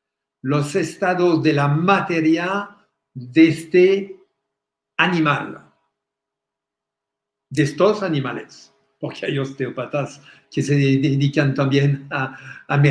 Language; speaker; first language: Spanish; non-native, fluent; French